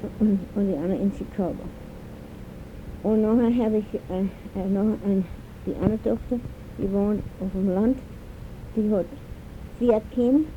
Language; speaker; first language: German; early bilingual, heritage; German